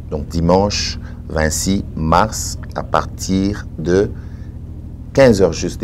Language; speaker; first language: French; non-native, local second language; Swahili